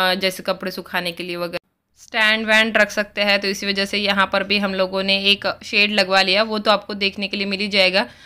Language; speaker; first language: Hindi; native; Hindi